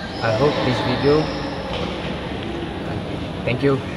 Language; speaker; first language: English; non-native, local second language; Malay